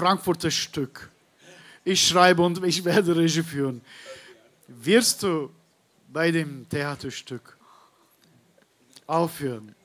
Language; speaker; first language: German; non-native, learner; Turkish